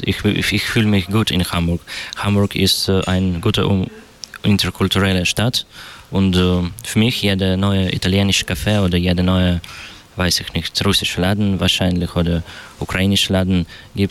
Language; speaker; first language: German; non-native, learner; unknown